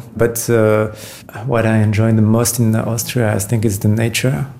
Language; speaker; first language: English; non-native, fluent; French